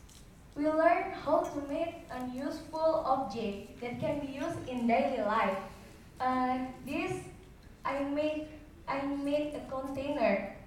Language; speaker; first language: English; non-native, learner; Indonesian